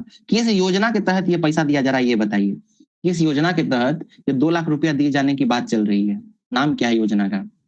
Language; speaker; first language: Hindi; native; Hindi